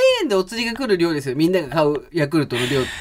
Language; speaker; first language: Japanese; native; Japanese